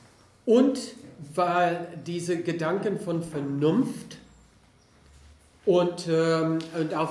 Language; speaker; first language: German; non-native, fluent; English